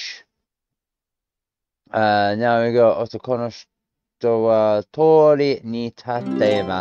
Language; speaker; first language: Japanese; non-native, learner; English